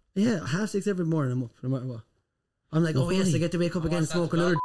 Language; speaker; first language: English; native; English